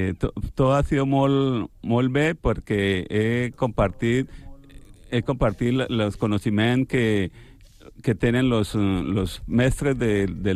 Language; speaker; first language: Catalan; non-native, learner; Spanish